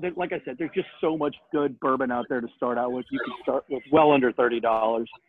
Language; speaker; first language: English; native; English